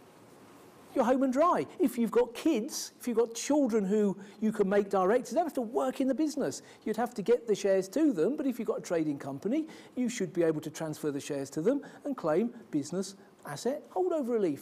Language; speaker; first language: English; native; English